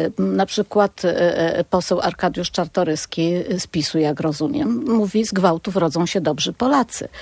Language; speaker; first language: Polish; native; Polish